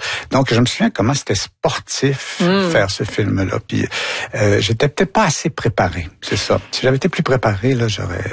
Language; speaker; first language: French; native; French